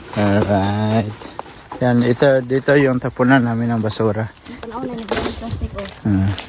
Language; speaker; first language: Filipino; non-native, local second language; Cebuano